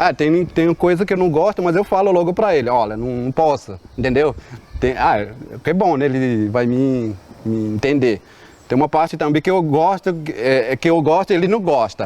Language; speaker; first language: Portuguese; non-native, local second language; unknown